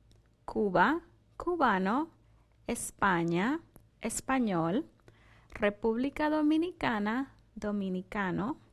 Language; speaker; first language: Spanish; non-native, fluent; English